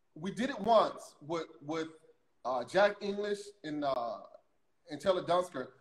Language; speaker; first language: English; native; English